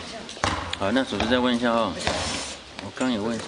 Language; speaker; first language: Chinese; native; Chinese